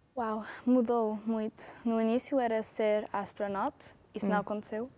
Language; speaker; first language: Portuguese; non-native, fluent; English